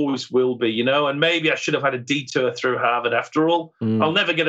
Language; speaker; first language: English; native; English